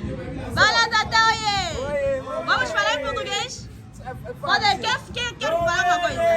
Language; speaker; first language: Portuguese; non-native, learner; Lingala